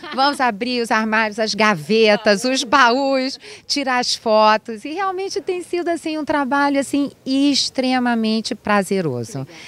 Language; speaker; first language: Portuguese; native; Portuguese